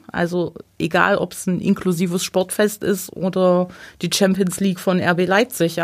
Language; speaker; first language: German; native; German